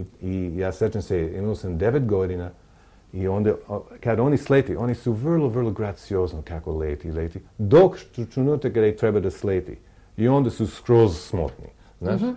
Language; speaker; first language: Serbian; non-native, learner; English